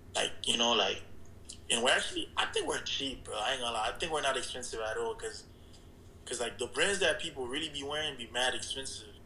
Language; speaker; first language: English; early bilingual, other home language; Haitian Creole